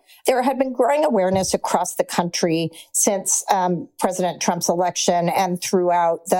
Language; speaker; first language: English; native; English